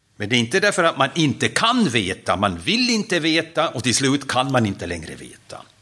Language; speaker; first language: Swedish; non-native, fluent; German